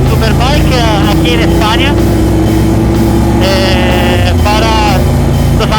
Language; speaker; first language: Spanish; non-native, learner; Italian